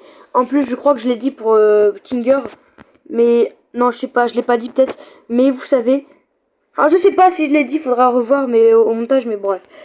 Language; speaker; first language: French; native; French